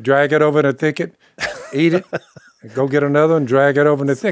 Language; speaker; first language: English; native; English